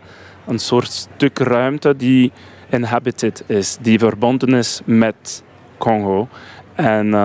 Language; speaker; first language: Dutch; non-native, local second language; French